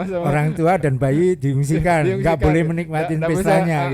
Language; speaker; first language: Indonesian; non-native, local second language; Javanese